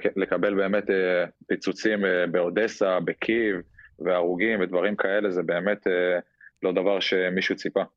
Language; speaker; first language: Hebrew; native; Hebrew